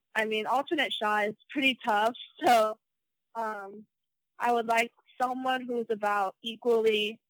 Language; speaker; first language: English; native; English